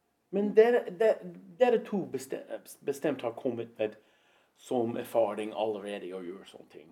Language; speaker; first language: Norwegian; non-native, learner; English